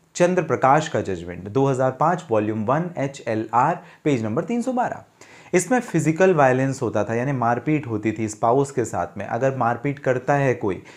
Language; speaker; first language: Hindi; native; Hindi